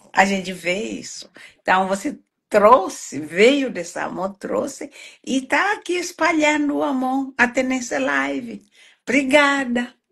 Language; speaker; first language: Portuguese; non-native, fluent; Swahili